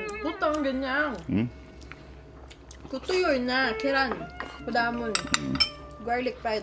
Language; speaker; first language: Korean; non-native, learner; Filipino